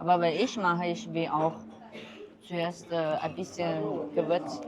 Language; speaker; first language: German; non-native, learner; Chinese